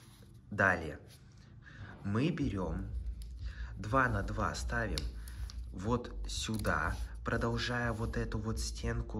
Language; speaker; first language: Russian; native; Russian